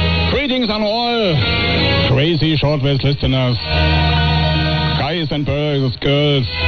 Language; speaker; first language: English; non-native, learner; German